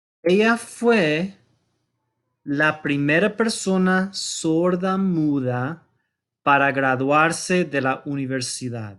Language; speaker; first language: Spanish; non-native, fluent; English